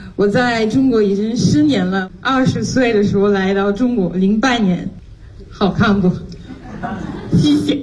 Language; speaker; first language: Chinese; non-native, fluent; French